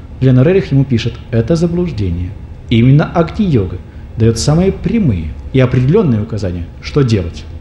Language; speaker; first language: Russian; native; Russian